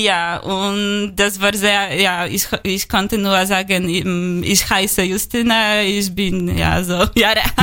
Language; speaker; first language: German; non-native, learner; Polish